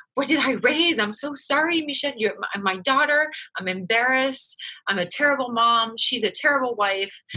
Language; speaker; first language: English; early bilingual, other home language; French